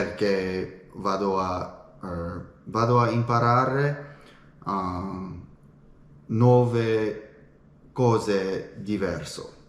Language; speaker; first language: Italian; non-native, learner; English